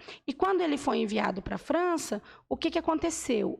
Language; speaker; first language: Portuguese; native; Portuguese